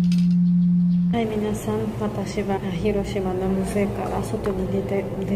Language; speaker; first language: Japanese; non-native, learner; Georgian